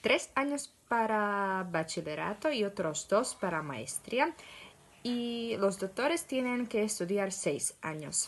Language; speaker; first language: Spanish; non-native, learner; Slovak